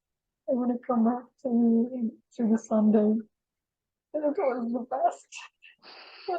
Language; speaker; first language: English; non-native, fluent; Russian